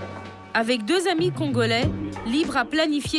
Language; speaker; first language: French; native; French